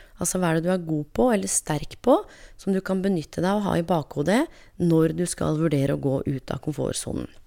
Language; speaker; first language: Norwegian; native; Norwegian